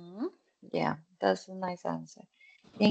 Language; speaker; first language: English; non-native, fluent; Spanish